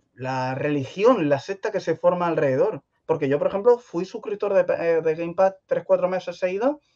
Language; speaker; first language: Spanish; native; Spanish